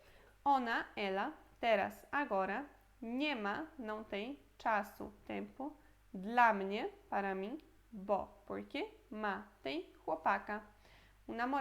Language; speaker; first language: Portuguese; non-native, fluent; Polish